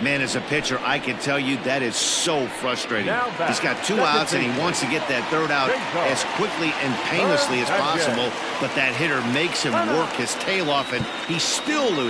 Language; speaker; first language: English; native; English